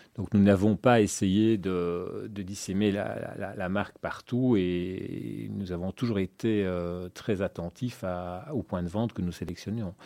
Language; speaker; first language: French; native; French